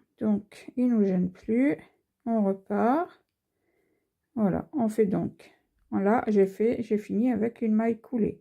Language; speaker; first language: French; native; French